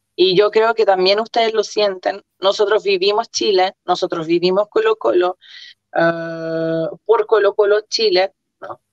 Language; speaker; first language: Spanish; early bilingual, other home language; Croatian